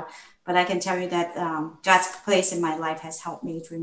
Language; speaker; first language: English; non-native, local second language; Cantonese